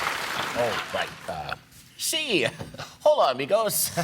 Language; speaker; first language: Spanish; non-native, learner; English